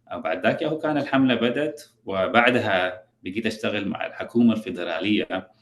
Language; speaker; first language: Arabic; early bilingual, other home language; English